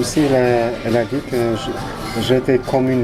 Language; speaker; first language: French; non-native, fluent; Albanian